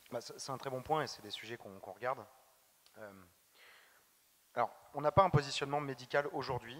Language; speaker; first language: French; native; French